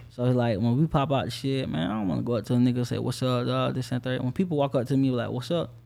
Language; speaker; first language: English; native; English